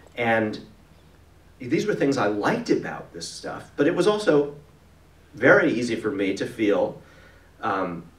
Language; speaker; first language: English; native; English